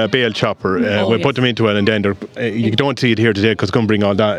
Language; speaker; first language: English; native; English